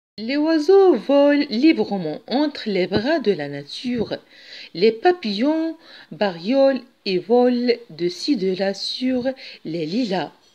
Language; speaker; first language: French; non-native, local second language; Arabic